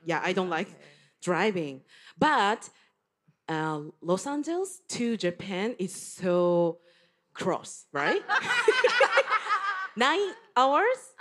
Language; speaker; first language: English; non-native, learner; Japanese